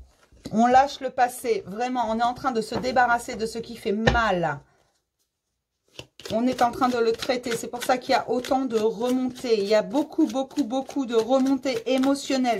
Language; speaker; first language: French; native; French